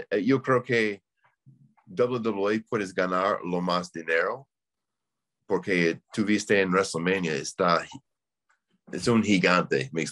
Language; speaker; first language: Spanish; non-native, learner; English